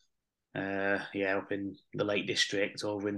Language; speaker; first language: English; native; English